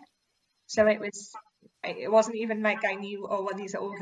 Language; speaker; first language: English; native; English